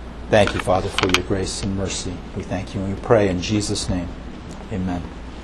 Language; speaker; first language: English; early bilingual, other home language; Japanese